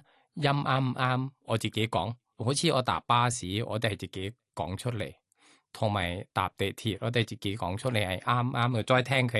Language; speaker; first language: Cantonese; non-native, learner; Thai